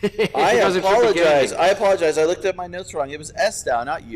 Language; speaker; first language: English; native; English